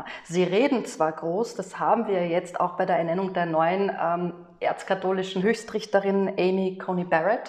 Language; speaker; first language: German; native; German